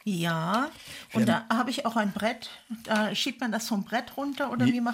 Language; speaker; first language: German; native; German